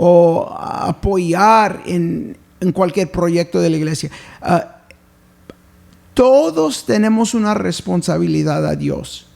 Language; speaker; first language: Spanish; early bilingual, heritage; English